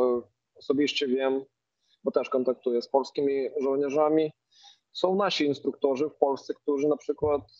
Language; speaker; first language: Polish; non-native, fluent; Ukrainian